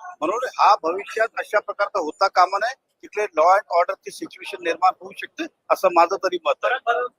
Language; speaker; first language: Marathi; non-native, local second language; Hindi